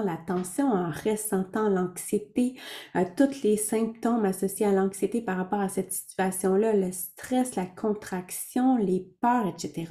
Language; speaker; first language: French; native; French